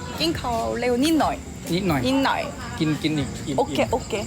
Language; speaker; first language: Thai; non-native, learner; Korean